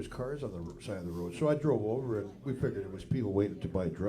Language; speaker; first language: English; native; English